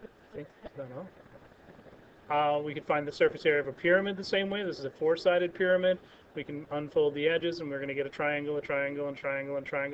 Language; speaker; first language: English; native; English